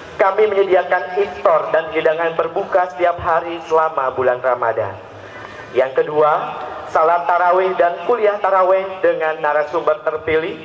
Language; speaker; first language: Indonesian; native; Indonesian